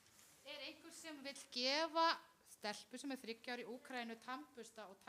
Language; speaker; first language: Icelandic; non-native, learner; Spanish